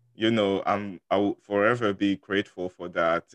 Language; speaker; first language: English; non-native, fluent; French